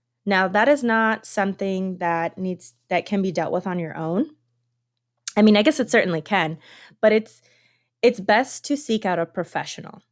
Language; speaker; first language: English; early bilingual, other home language; Spanish